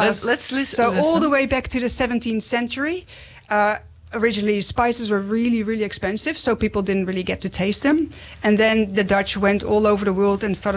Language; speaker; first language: English; non-native, fluent; Dutch